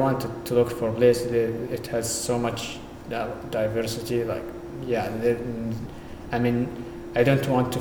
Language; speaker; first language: English; non-native, fluent; Arabic